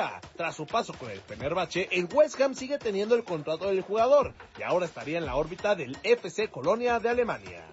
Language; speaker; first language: Spanish; native; Spanish